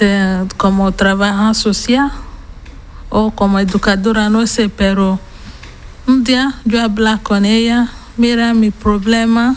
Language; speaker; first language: Spanish; non-native, learner; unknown